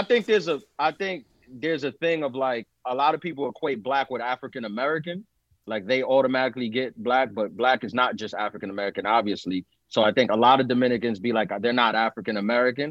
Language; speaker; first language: English; early bilingual, other home language; Spanish